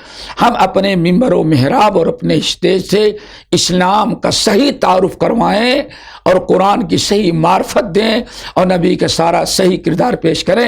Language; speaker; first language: Urdu; native; Urdu